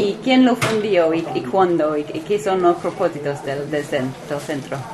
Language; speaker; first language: Spanish; non-native, fluent; English